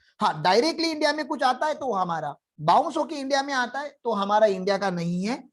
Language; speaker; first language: Hindi; non-native, local second language; Marathi